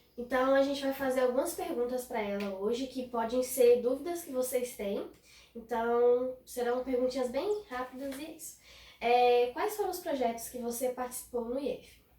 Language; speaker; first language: Portuguese; native; Portuguese